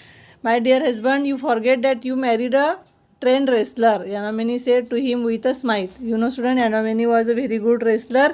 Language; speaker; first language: English; non-native, local second language; Marathi